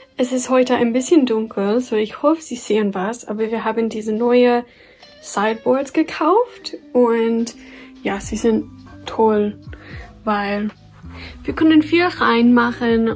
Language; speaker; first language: German; non-native, fluent; English